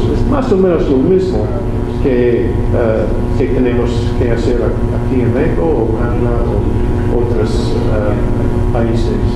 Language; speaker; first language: Spanish; non-native, learner; English